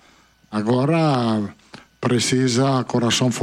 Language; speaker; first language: Portuguese; non-native, fluent; Italian